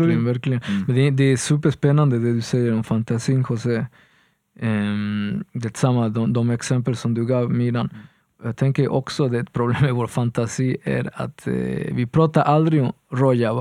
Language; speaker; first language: Swedish; non-native, fluent; Spanish